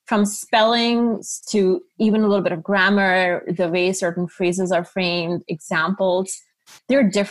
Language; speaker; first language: English; non-native, local second language; Urdu